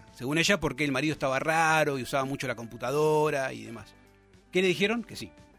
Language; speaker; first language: Spanish; native; Spanish